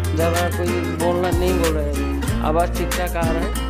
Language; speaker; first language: Hindi; non-native, local second language; Odia